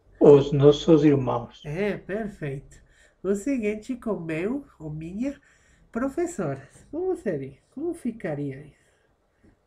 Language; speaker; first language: Portuguese; non-native, fluent; Spanish